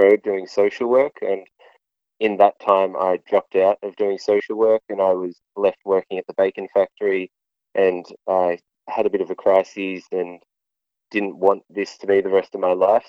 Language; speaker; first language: English; native; English